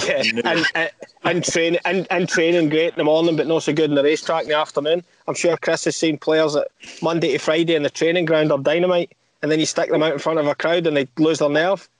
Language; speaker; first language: English; native; English